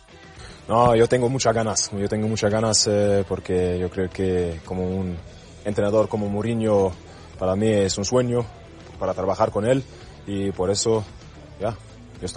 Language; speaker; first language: Spanish; non-native, learner; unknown